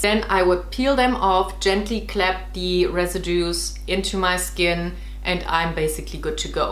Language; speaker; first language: English; non-native, fluent; German